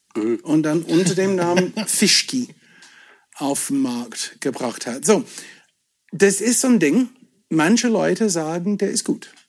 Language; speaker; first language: German; non-native, fluent; English